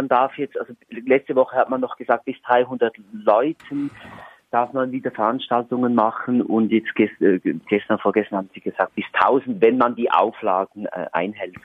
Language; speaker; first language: German; native; German